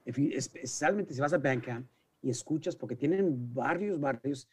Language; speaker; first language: Spanish; early bilingual, heritage; Spanish